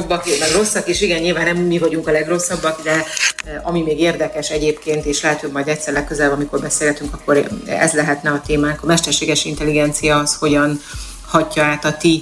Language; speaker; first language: Hungarian; native; Hungarian